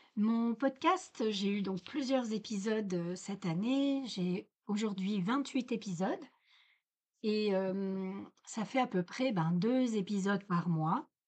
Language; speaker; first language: French; native; French